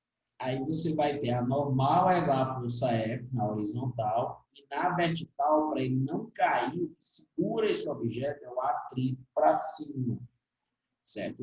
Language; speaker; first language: Portuguese; native; Portuguese